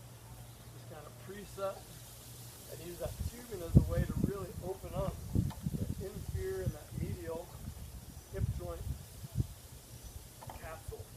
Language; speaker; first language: English; native; English